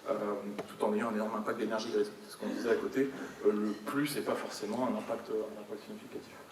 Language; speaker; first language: French; native; French